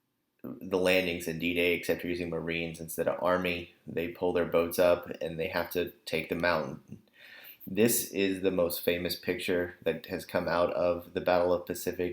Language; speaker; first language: English; native; English